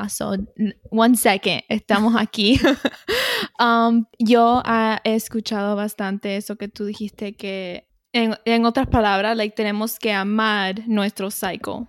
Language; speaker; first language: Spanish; early bilingual, heritage; Spanish